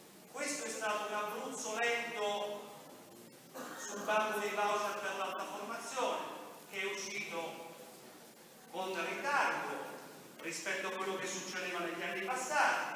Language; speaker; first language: Italian; native; Italian